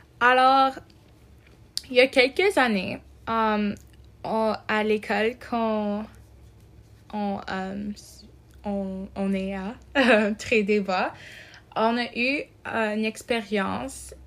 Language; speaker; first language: French; non-native, local second language; English